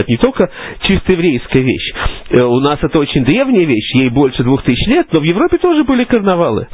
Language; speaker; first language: Russian; native; Russian